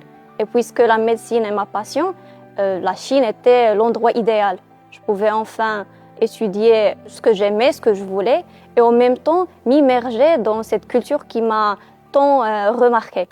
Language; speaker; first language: French; non-native, local second language; Arabic